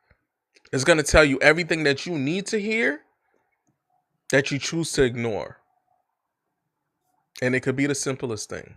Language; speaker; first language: English; native; English